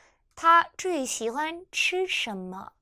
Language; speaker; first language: Chinese; non-native, fluent; Korean